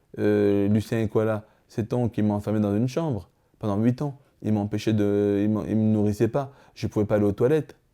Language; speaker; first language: French; early bilingual, other home language; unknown